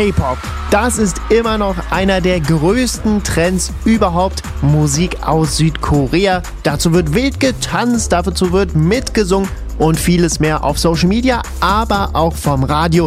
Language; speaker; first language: German; native; German